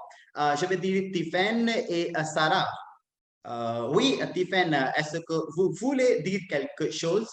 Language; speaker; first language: French; non-native, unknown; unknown